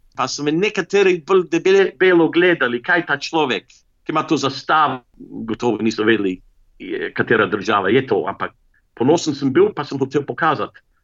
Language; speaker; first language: Slovenian; early bilingual, heritage; Slovenian